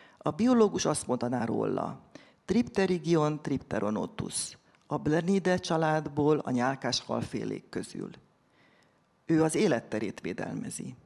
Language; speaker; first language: Hungarian; native; Hungarian